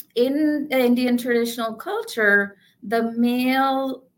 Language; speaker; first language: English; non-native, local second language; Gujarati